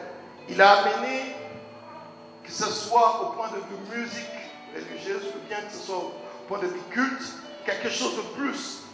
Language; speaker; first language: French; non-native, local second language; Lingala